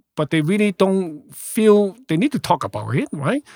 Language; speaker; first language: English; non-native, local second language; Cantonese